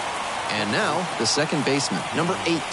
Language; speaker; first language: English; native; English